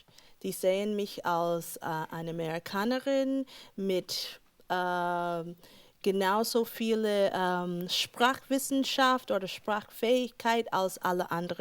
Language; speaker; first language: German; non-native, fluent; English